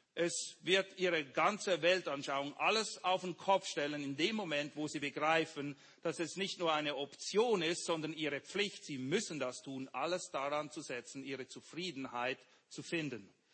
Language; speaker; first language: German; native; German